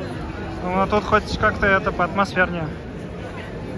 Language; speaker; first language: Russian; native; Russian